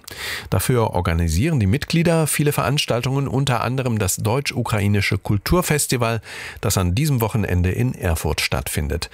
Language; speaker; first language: German; native; German